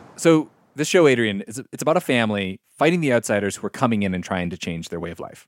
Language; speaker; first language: English; native; English